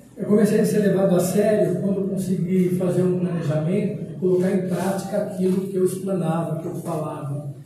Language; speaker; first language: Portuguese; native; Portuguese